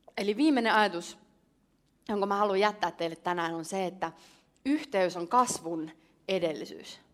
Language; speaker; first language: Finnish; native; Finnish